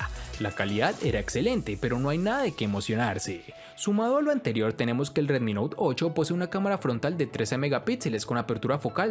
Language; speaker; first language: Spanish; native; Spanish